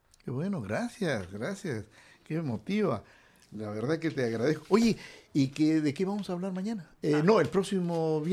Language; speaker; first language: Spanish; native; Spanish